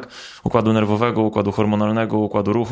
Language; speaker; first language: Polish; native; Polish